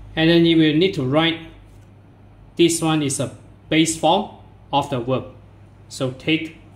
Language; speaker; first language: English; non-native, local second language; Chinese